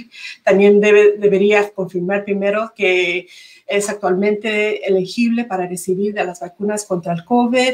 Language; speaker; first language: Spanish; early bilingual, heritage; Spanish